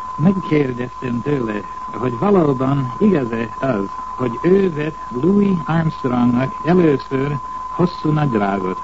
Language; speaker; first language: Hungarian; non-native, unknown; English